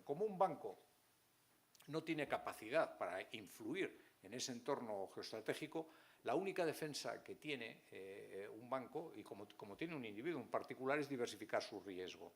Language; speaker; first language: Spanish; native; Spanish